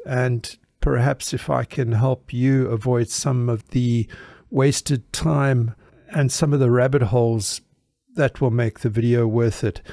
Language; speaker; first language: English; native; English